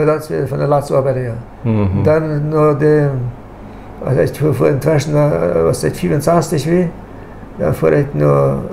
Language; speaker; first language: German; non-native, local second language; Low German